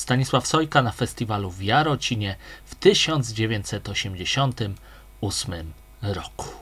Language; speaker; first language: Polish; native; Polish